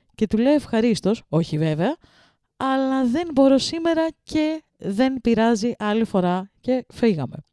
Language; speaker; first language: Greek; early bilingual, other home language; Russian